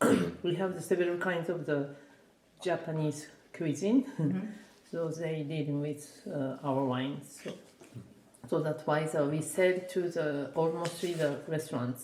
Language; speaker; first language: English; non-native, learner; Japanese